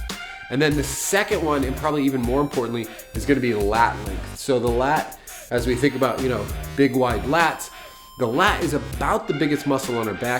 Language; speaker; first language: English; native; English